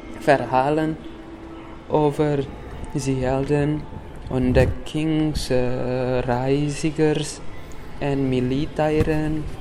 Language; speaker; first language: Dutch; non-native, learner; Indonesian